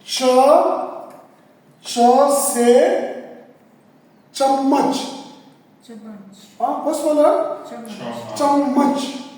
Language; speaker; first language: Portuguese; non-native, fluent; Hindi